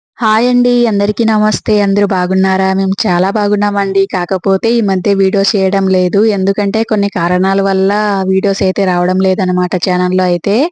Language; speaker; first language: Telugu; non-native, local second language; Lambadi